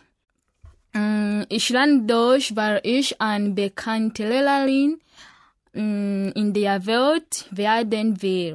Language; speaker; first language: German; non-native, learner; Ganda